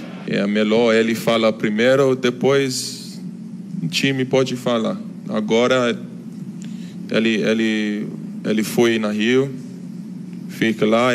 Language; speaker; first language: Portuguese; non-native, learner; Turkish